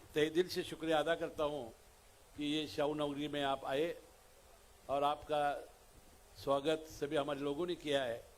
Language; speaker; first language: Hindi; non-native, local second language; Marathi